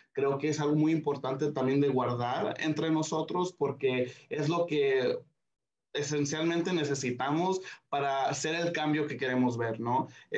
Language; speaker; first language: Spanish; early bilingual, heritage; Spanish